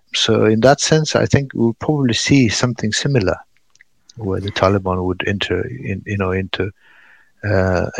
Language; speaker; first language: English; non-native, fluent; Pashto